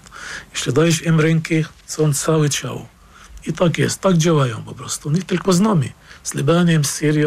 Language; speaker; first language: Polish; non-native, fluent; Arabic